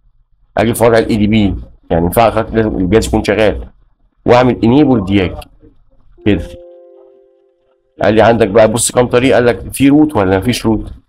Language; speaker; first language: Arabic; native; Arabic